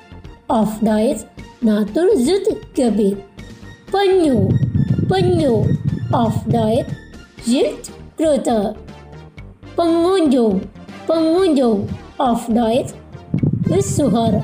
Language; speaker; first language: German; non-native, fluent; Indonesian